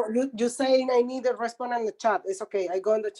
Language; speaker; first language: English; non-native, learner; Spanish